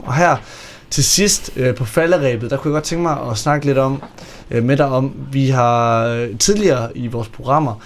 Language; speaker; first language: Danish; native; Danish